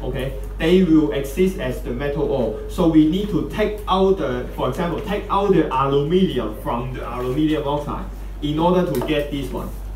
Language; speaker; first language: English; non-native, local second language; Cantonese